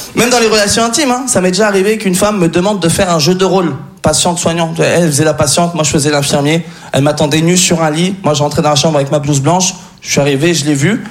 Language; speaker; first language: French; early bilingual, other home language; Arabic